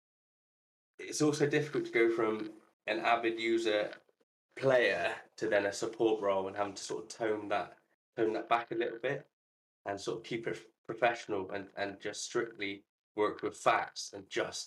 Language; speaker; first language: English; native; English